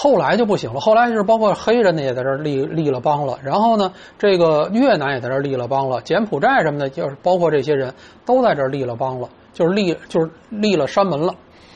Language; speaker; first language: Chinese; native; Chinese